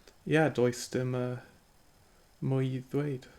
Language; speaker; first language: Welsh; non-native, learner; English